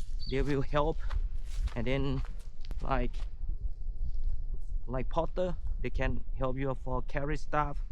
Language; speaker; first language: English; non-native, learner; Thai